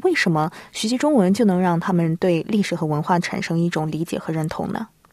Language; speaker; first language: Chinese; native; Chinese